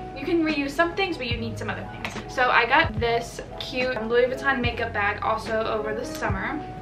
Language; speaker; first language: English; native; English